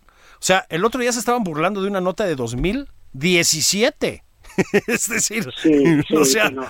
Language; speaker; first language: Spanish; native; Spanish